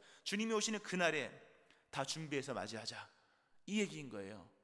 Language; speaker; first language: Korean; native; Korean